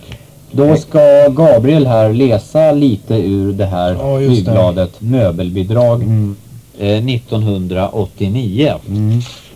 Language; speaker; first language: Swedish; native; Swedish